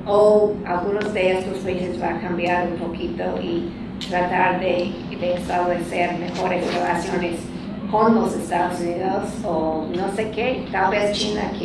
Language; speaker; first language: Spanish; non-native, fluent; English